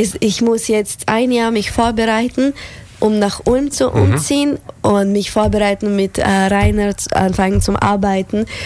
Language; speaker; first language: German; non-native, fluent; Russian